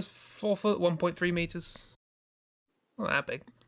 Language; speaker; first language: English; native; English